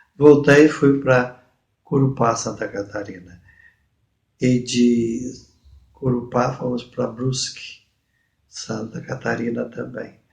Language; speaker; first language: Portuguese; native; Portuguese